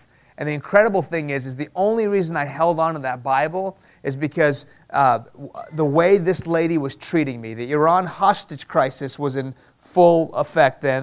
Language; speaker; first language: English; early bilingual, other home language; Persian